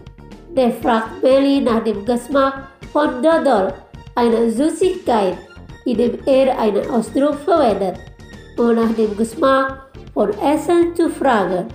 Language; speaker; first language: German; non-native, fluent; Indonesian